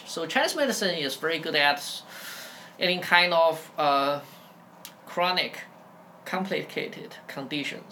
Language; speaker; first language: English; non-native, fluent; Chinese